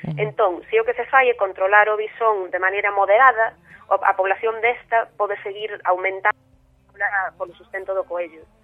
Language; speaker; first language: Galician; non-native, local second language; Spanish